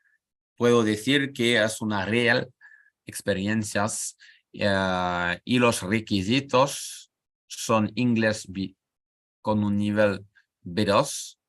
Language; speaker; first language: Spanish; non-native, learner; French